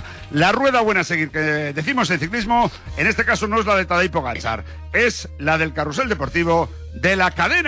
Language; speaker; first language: Spanish; native; Spanish